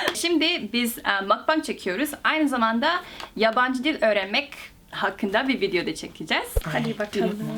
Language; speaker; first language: Turkish; non-native, fluent; Korean